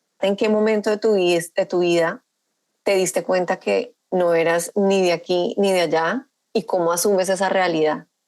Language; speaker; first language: Spanish; native; Spanish